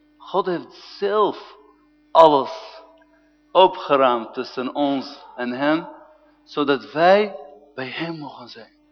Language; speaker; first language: Dutch; non-native, fluent; Arabic